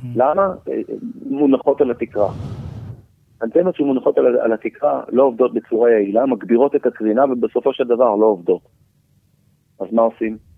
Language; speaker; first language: Hebrew; native; Hebrew